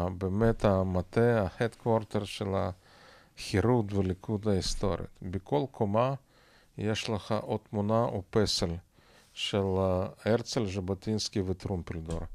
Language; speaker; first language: Hebrew; non-native, fluent; Russian